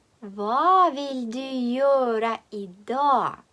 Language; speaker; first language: Swedish; non-native, learner; Ukrainian